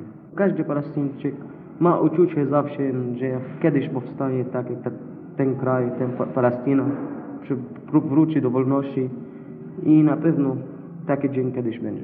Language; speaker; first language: Polish; non-native, learner; Arabic